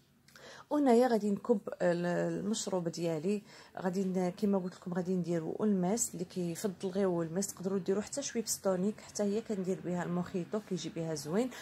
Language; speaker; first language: Arabic; native; Arabic